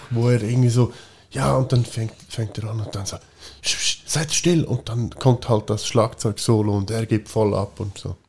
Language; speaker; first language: German; native; German